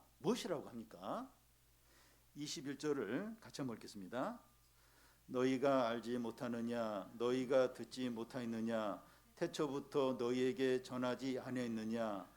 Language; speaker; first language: Korean; native; Korean